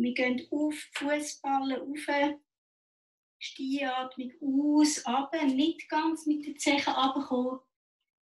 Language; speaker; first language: German; native; German